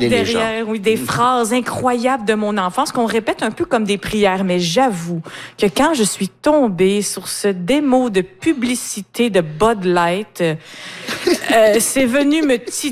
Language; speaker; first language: French; native; French